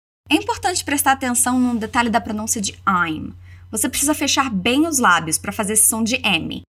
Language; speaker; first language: Portuguese; native; Portuguese